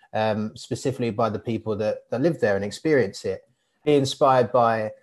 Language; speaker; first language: English; native; English